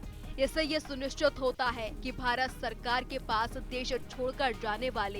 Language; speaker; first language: Hindi; native; Hindi